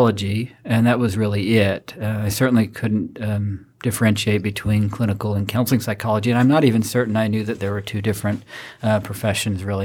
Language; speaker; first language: English; native; English